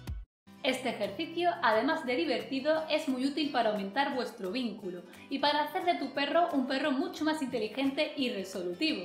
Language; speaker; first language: Spanish; native; Spanish